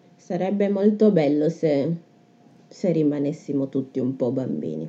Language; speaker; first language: Italian; native; Italian